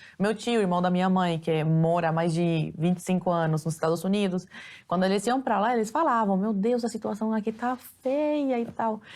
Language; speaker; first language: Portuguese; early bilingual, other home language; Spanish